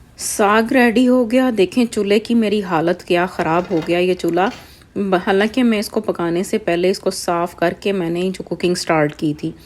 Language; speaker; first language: Urdu; non-native, local second language; Punjabi